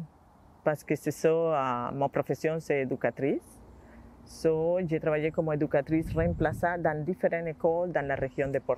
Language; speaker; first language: French; non-native, learner; Spanish